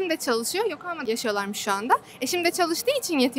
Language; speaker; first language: Turkish; native; Turkish